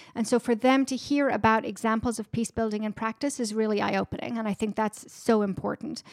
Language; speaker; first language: English; native; English